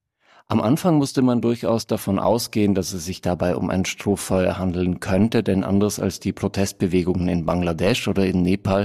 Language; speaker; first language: German; native; German